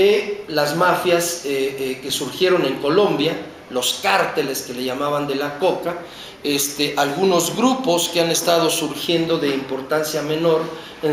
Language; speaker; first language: Spanish; native; Spanish